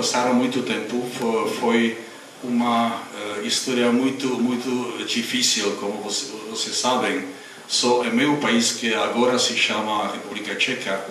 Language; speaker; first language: Portuguese; non-native, fluent; Czech